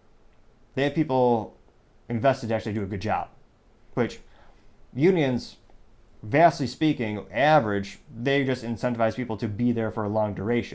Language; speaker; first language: English; native; English